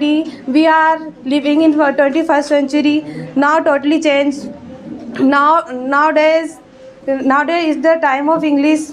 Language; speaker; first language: English; non-native, learner; Hindi